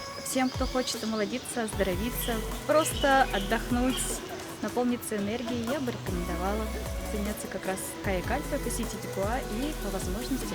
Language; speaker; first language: Russian; native; Russian